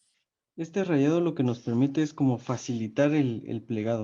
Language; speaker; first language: Spanish; native; Spanish